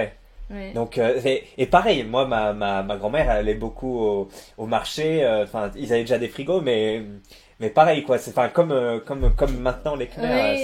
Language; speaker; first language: French; native; French